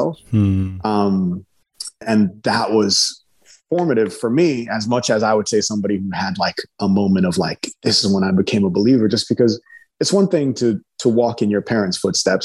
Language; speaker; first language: English; early bilingual, other home language; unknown